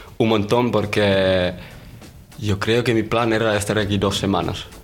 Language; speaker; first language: Spanish; non-native, learner; Finnish